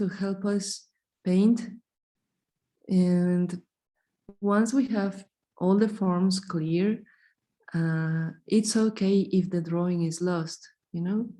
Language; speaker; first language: English; non-native, fluent; Spanish